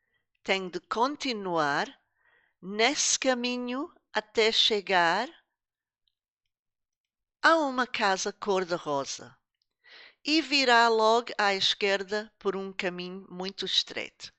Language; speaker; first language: Portuguese; non-native, fluent; English